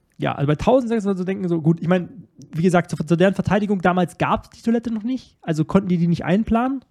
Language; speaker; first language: German; native; German